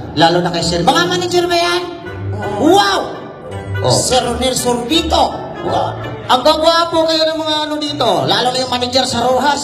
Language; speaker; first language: Filipino; non-native, local second language; Hiligaynon